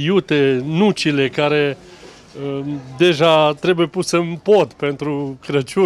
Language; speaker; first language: Romanian; native; Romanian